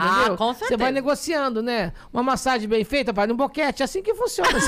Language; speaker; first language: Portuguese; native; Portuguese